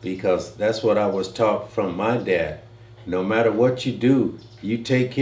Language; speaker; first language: English; native; English